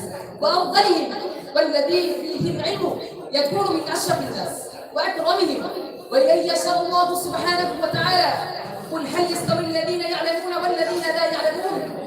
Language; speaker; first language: Arabic; non-native, learner; Bangla